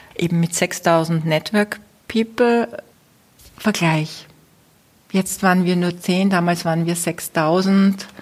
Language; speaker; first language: German; native; German